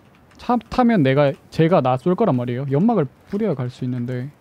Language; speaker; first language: Korean; native; Korean